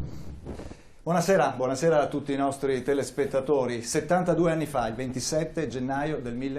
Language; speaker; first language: Italian; native; Italian